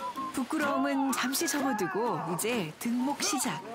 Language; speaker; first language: Korean; native; Korean